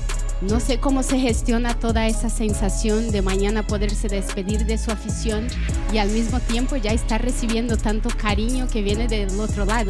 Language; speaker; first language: Spanish; non-native, fluent; Portuguese